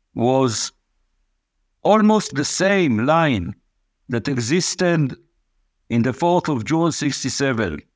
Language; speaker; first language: English; non-native, fluent; Hebrew